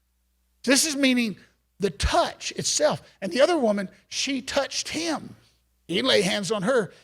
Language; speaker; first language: English; native; English